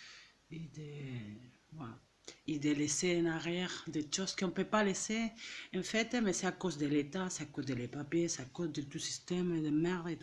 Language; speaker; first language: French; non-native, fluent; Catalan